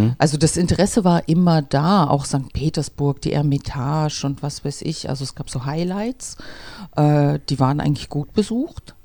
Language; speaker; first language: German; native; German